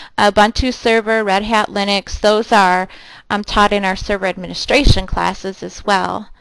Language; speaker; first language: English; native; English